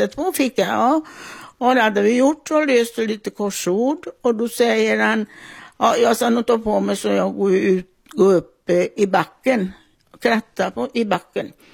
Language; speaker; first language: Swedish; non-native, fluent; Italian